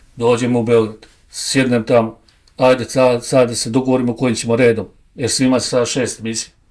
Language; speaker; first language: Bosnian; native; Bosnian